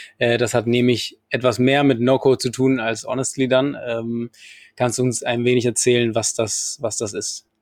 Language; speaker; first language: German; non-native, fluent; Spanish